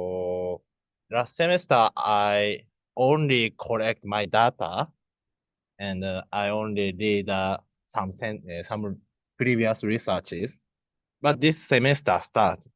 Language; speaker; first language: English; non-native, learner; Japanese